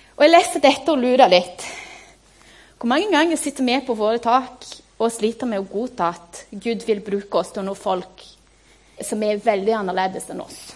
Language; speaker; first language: Norwegian; non-native, fluent; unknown